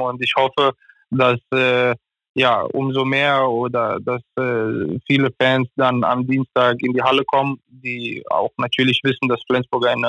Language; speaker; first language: German; non-native, fluent; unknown